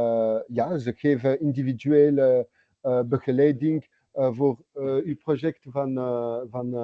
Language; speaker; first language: Dutch; non-native, local second language; French